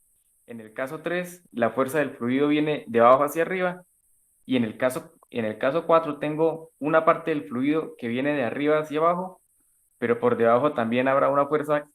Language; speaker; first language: Spanish; native; Spanish